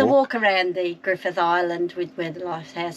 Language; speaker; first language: English; native; English